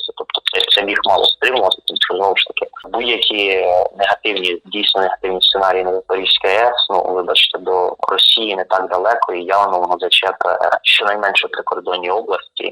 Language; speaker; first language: Ukrainian; native; Ukrainian